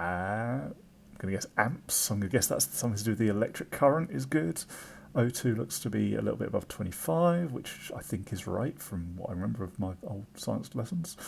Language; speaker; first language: English; native; English